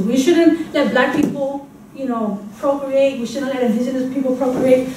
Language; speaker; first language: English; native; English